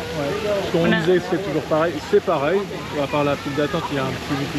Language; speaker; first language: French; native; French